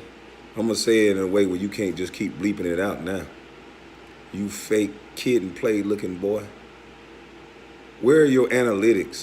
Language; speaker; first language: English; native; English